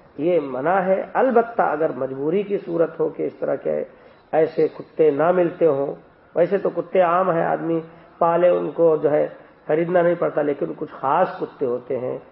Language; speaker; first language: Urdu; native; Urdu